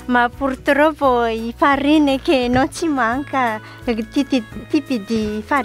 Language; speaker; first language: Italian; non-native, learner; Malagasy